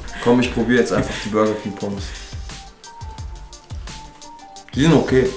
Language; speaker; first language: German; native; German